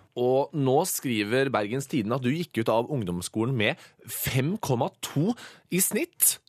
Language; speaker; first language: Norwegian; native; Norwegian